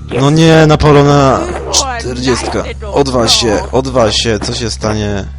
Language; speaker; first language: Polish; native; Polish